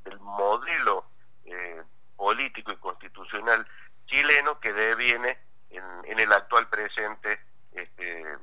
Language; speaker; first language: Spanish; native; Spanish